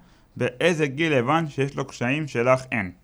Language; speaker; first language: Hebrew; native; Hebrew